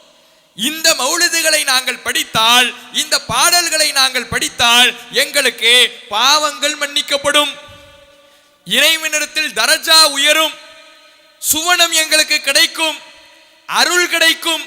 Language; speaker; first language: Tamil; native; Tamil